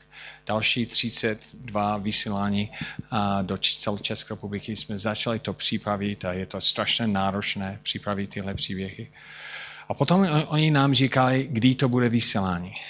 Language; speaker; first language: Czech; non-native, fluent; English